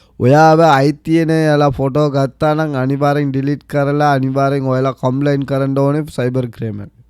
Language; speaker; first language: Sinhala; early bilingual, heritage; Sinhala